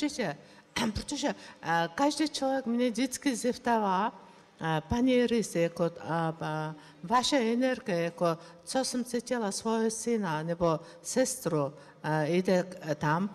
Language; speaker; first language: Czech; non-native, learner; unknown